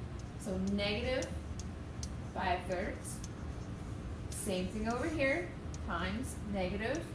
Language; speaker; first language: English; native; English